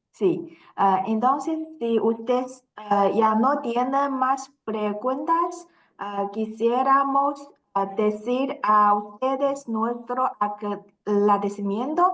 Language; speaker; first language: Spanish; non-native, fluent; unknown